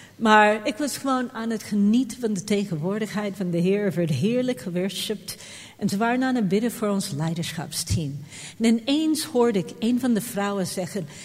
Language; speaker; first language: Dutch; non-native, fluent; English